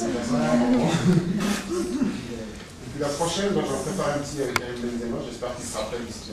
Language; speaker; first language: French; native; French